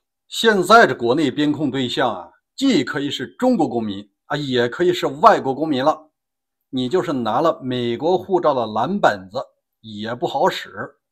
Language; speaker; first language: Chinese; native; Chinese